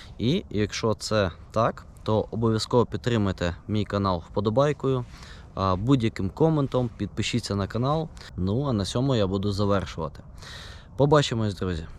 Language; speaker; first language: Ukrainian; non-native, local second language; Russian